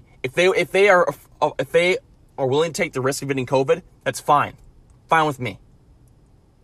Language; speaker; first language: English; native; English